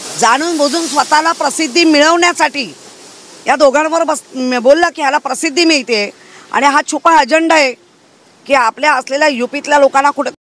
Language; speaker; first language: Marathi; native; Marathi